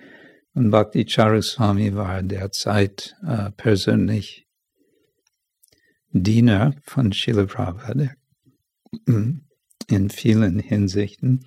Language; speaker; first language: German; non-native, fluent; English